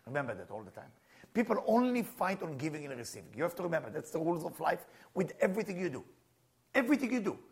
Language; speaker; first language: English; non-native, fluent; Hebrew